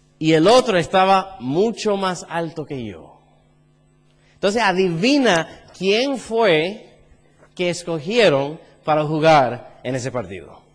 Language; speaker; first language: Spanish; early bilingual, heritage; Spanish